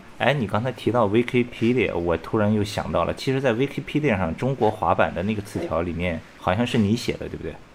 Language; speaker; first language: Chinese; native; Chinese